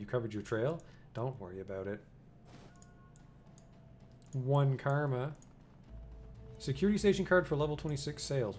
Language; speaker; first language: English; native; English